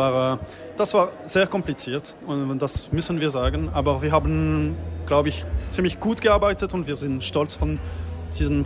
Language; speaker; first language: German; non-native, local second language; French